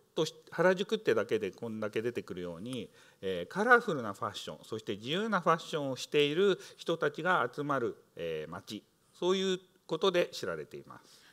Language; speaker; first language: Japanese; native; Japanese